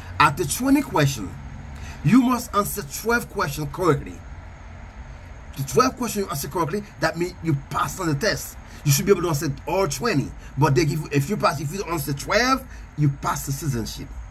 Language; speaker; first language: English; non-native, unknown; Haitian Creole